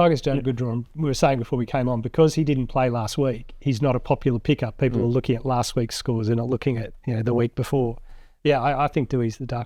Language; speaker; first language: English; native; English